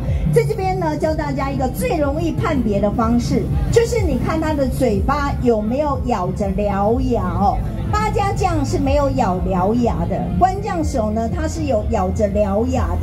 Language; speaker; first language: Chinese; native; Chinese